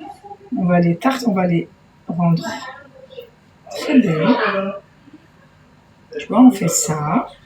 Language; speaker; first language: French; native; French